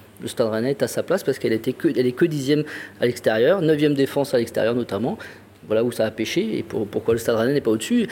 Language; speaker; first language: French; native; French